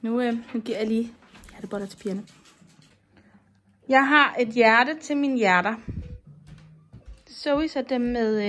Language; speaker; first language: Danish; native; Danish